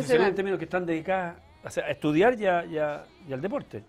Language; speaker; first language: Spanish; native; Spanish